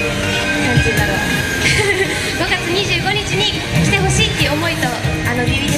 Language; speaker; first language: Japanese; native; Japanese